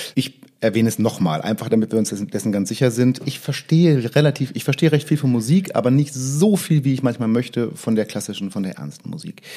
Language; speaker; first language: German; early bilingual, other home language; Russian